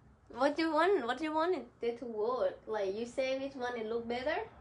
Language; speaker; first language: English; non-native, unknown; Thai